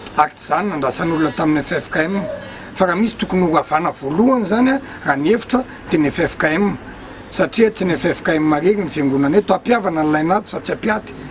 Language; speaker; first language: Malagasy; native; Malagasy